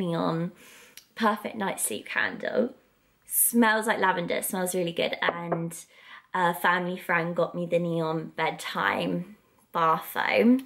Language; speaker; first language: English; native; English